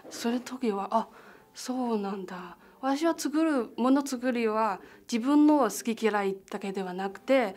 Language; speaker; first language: Japanese; non-native, fluent; Chinese